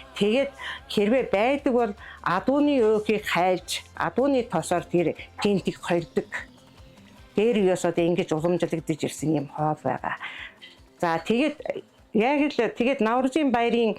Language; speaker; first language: Mongolian; non-native, local second language; Kazakh